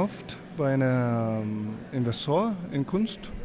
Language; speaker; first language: German; non-native, fluent; Spanish